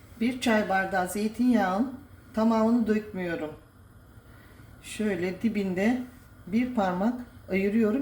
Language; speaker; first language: Turkish; native; Turkish